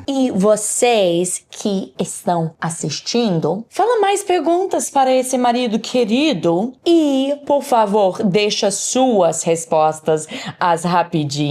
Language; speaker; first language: Portuguese; non-native, learner; English